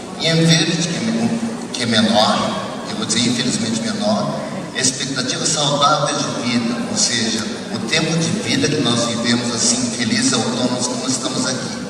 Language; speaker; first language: Portuguese; early bilingual, other home language; Japanese